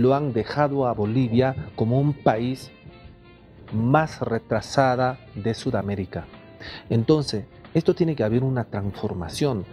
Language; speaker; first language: Spanish; non-native, fluent; Korean